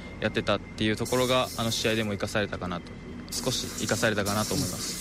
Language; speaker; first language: Japanese; native; Japanese